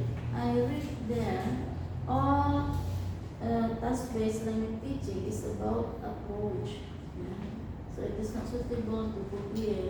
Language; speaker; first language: English; non-native, fluent; Indonesian